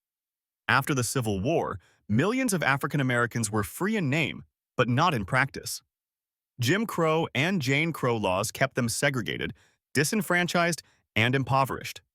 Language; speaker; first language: English; native; English